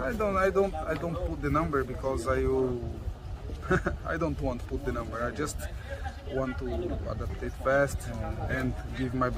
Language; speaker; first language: English; non-native, learner; Portuguese